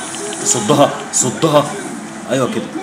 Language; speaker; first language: Arabic; native; Arabic